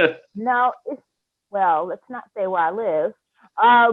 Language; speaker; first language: English; native; English